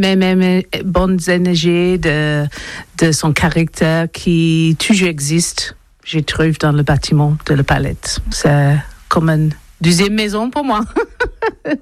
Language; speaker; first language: French; non-native, learner; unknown